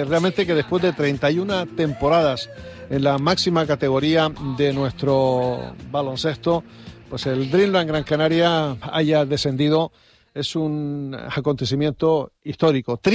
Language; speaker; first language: Spanish; native; Spanish